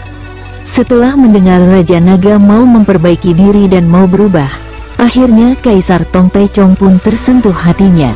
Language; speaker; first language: Indonesian; native; Indonesian